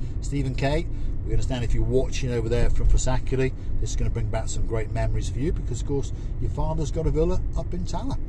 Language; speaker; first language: English; native; English